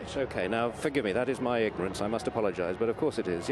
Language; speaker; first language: English; native; English